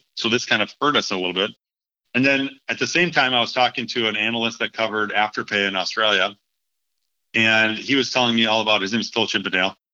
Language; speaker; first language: English; native; English